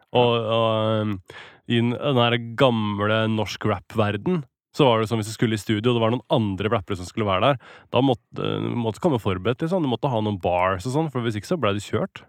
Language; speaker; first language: Norwegian; native; Norwegian